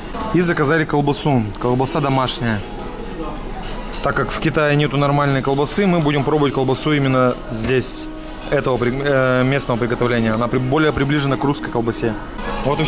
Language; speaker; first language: Russian; native; Russian